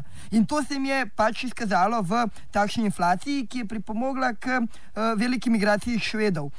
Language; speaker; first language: Slovenian; native; Slovenian